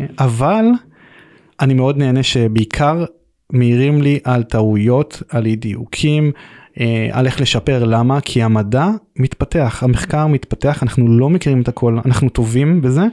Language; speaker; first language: Hebrew; native; Hebrew